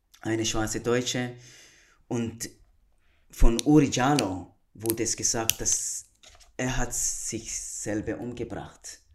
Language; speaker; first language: German; non-native, fluent; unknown